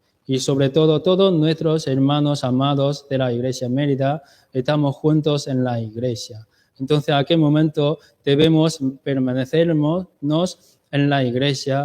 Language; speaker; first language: Spanish; non-native, learner; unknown